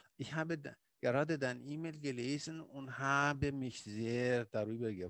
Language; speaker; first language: German; non-native, fluent; Persian